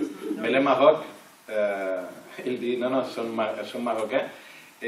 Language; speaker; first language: French; non-native, learner; Catalan